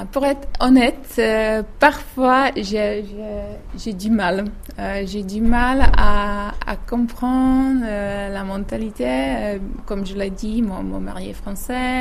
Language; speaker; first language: French; non-native, fluent; Czech